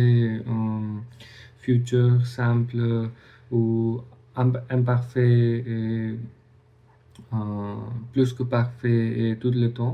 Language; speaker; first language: French; non-native, learner; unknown